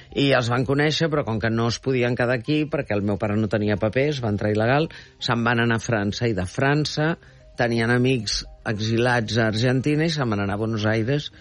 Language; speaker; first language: Catalan; early bilingual, heritage; Catalan